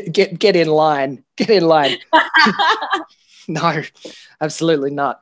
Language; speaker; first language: English; native; English